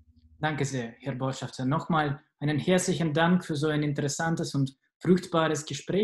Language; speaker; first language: German; non-native, fluent; Russian